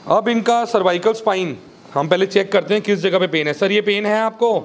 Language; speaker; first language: Hindi; native; Hindi